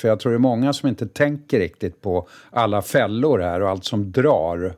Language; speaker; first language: Swedish; native; Swedish